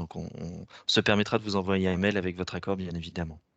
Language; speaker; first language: French; native; French